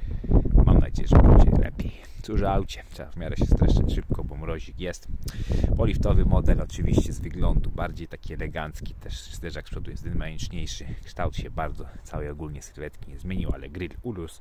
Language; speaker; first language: Polish; native; Polish